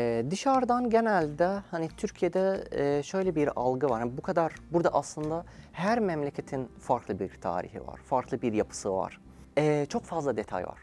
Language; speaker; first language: Turkish; non-native, fluent; Arabic